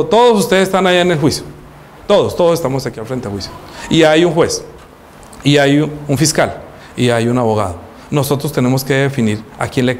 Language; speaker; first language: Spanish; native; Spanish